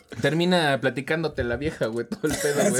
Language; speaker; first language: Spanish; native; Spanish